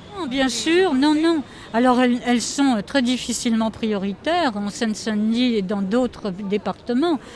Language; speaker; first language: French; native; French